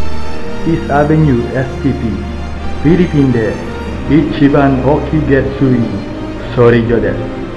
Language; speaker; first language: Japanese; non-native, learner; Filipino